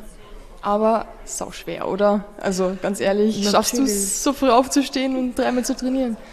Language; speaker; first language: German; native; German